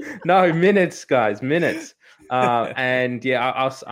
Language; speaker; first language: English; native; English